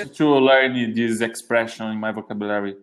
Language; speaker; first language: English; non-native, learner; Portuguese